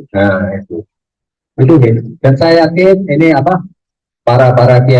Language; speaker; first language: Indonesian; native; Indonesian